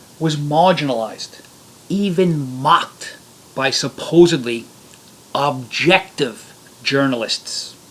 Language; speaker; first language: English; native; English